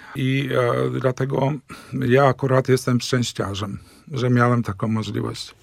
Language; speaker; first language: Polish; early bilingual, heritage; Polish